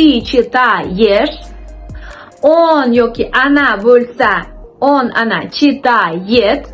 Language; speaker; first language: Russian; non-native, local second language; Uzbek